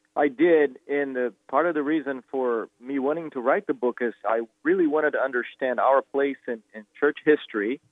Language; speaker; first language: English; non-native, fluent; Portuguese